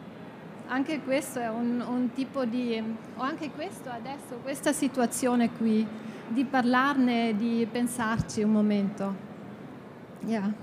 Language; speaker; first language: Italian; non-native, fluent; German